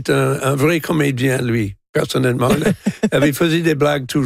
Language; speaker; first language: French; non-native, local second language; English